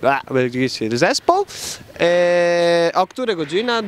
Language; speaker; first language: Polish; non-native, learner; Italian